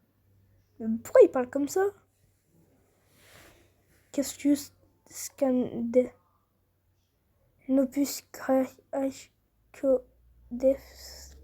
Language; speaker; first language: French; native; French